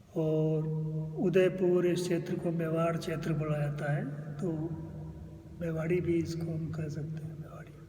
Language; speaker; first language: Hindi; native; Hindi